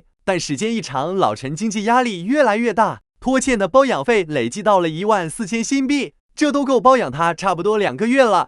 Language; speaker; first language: Chinese; native; Chinese